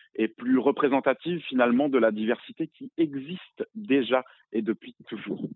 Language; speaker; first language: French; native; French